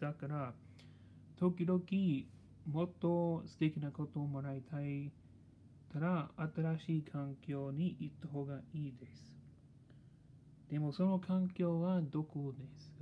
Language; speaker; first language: Japanese; non-native, learner; English